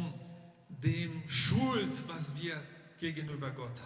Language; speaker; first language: German; non-native, fluent; Portuguese